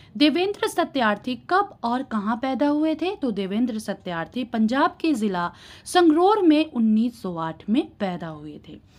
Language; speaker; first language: Urdu; native; Urdu